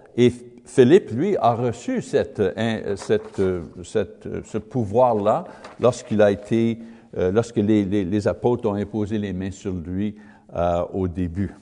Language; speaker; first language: French; non-native, learner; English